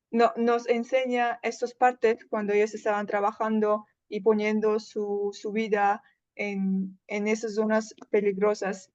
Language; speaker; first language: Spanish; non-native, fluent; Russian